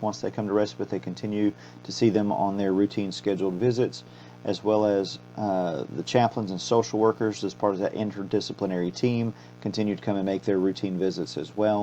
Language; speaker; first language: English; native; English